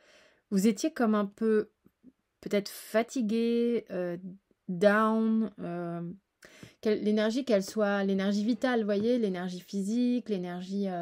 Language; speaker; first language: French; native; French